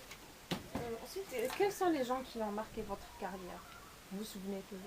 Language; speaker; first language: French; non-native, local second language; Arabic